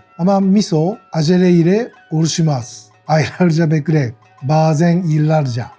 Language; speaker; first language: Turkish; non-native, learner; Japanese